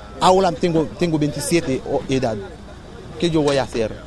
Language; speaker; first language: Portuguese; non-native, learner; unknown